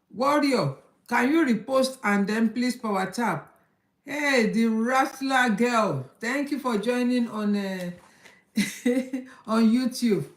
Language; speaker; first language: English; non-native, local second language; Yoruba